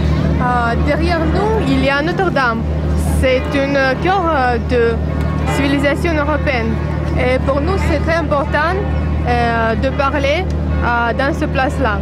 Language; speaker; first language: French; non-native, fluent; Russian